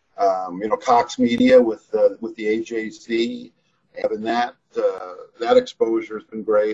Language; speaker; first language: English; native; English